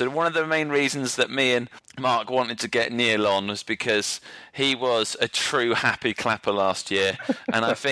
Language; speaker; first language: English; native; English